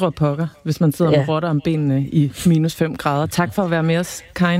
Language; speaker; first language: Danish; native; Danish